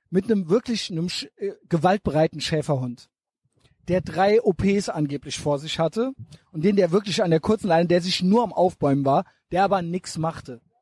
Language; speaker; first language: German; native; German